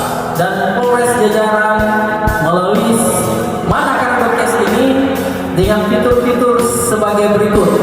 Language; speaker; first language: Indonesian; native; Indonesian